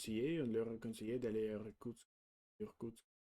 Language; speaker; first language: French; non-native, learner; Russian